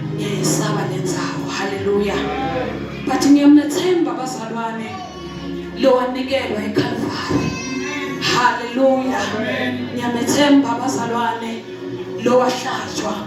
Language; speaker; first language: Zulu; non-native, local second language; Swati